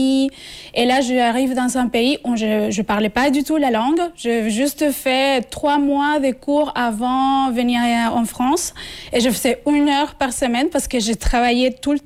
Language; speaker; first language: French; non-native, fluent; Spanish